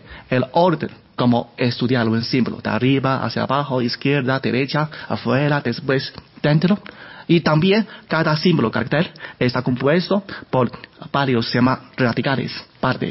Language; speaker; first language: Spanish; non-native, learner; Chinese